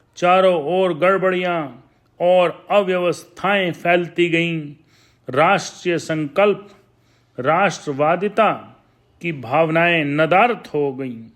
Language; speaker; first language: Hindi; native; Hindi